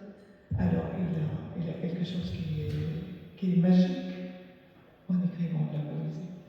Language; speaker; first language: French; non-native, fluent; Arabic